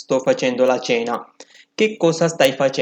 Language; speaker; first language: Italian; non-native, fluent; Urdu